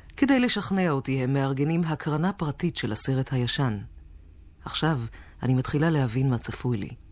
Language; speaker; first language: Hebrew; native; Hebrew